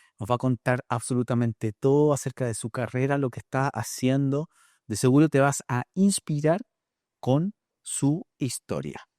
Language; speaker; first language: Spanish; native; Spanish